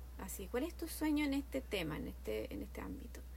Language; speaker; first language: Spanish; native; Spanish